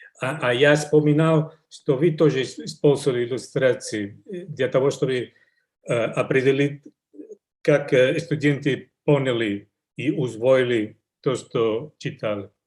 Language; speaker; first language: Russian; non-native, learner; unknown